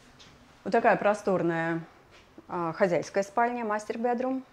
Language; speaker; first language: Russian; native; Russian